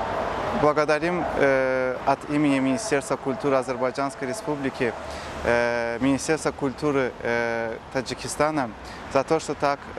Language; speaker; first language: Russian; non-native, local second language; Azerbaijani